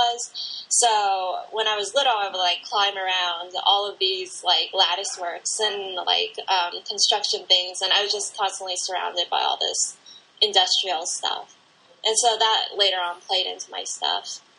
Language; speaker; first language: English; native; English